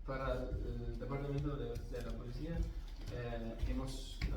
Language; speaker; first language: Spanish; non-native, learner; English